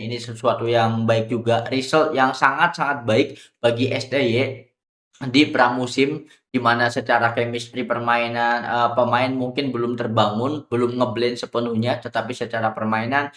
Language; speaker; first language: Indonesian; native; Indonesian